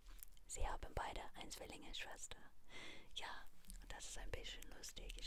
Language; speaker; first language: German; non-native, learner; English